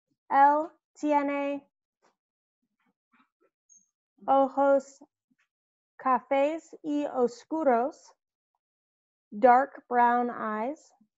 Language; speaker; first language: Spanish; non-native, fluent; English